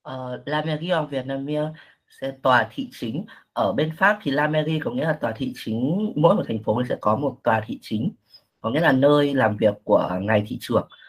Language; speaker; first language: Vietnamese; native; Vietnamese